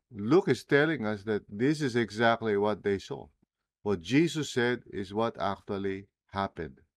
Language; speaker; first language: English; non-native, local second language; Filipino